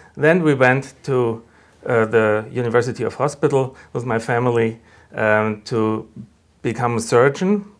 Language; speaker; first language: English; non-native, fluent; German